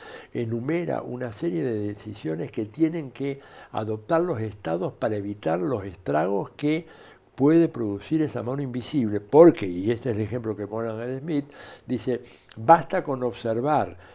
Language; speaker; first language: Spanish; native; Spanish